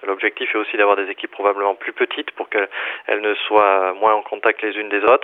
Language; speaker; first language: French; native; French